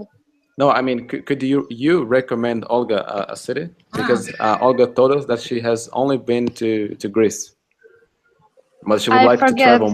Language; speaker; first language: English; non-native, fluent; Russian